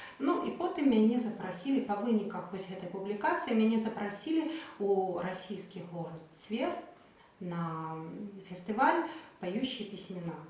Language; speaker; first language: Belarusian; native; Belarusian